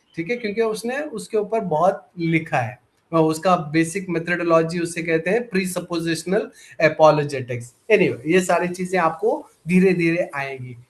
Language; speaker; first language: Hindi; non-native, local second language; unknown